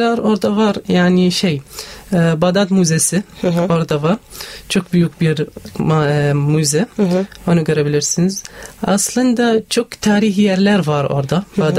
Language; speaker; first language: Turkish; non-native, learner; Arabic